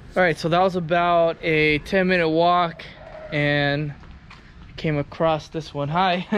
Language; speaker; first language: English; early bilingual, other home language; Vietnamese